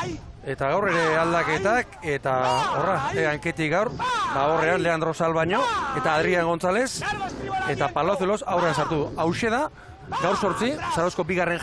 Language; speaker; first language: Basque; native; Basque